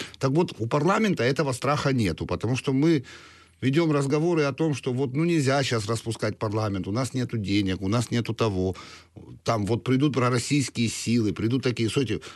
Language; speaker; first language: Russian; non-native, local second language; Georgian